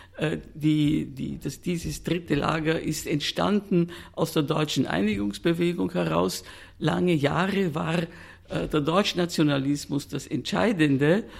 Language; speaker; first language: German; native; German